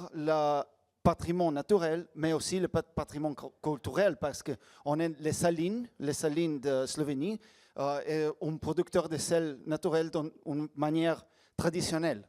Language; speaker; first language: French; non-native, learner; Slovenian